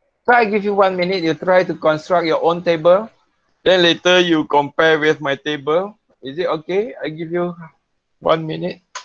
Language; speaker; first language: English; non-native, local second language; Malay